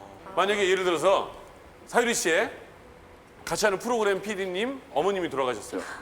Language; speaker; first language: Korean; native; Korean